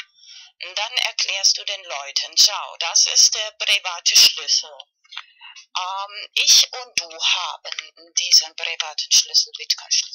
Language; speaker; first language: German; non-native, fluent; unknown